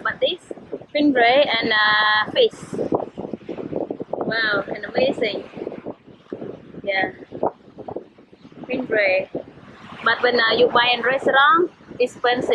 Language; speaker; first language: English; non-native, learner; Khmer